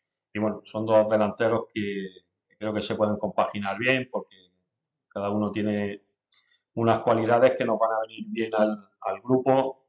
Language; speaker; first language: Spanish; native; Spanish